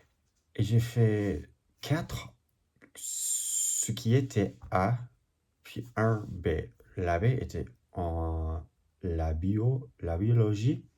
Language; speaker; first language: French; non-native, learner; English